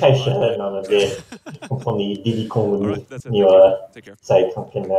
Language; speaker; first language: Japanese; non-native, learner; English